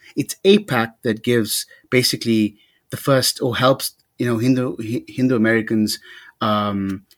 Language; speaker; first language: English; native; English